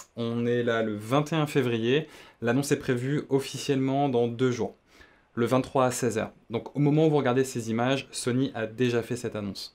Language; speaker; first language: French; native; French